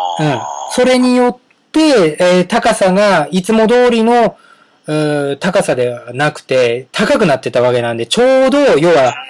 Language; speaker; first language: Japanese; native; Japanese